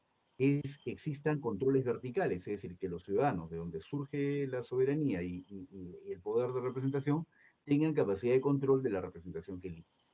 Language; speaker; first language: Spanish; native; Spanish